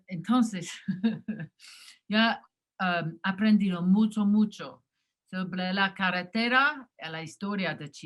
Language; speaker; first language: Spanish; non-native, learner; English